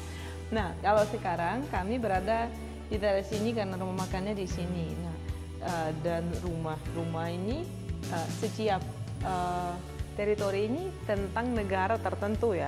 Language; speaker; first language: Indonesian; non-native, fluent; Russian